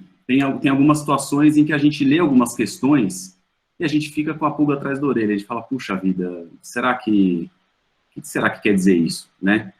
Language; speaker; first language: Portuguese; native; Portuguese